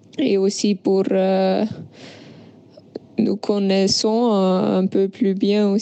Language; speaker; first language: French; non-native, local second language; Dutch